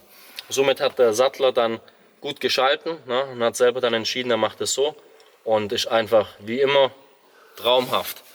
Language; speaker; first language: German; native; German